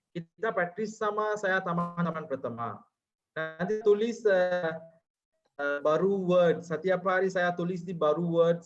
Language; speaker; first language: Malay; non-native, learner; Sinhala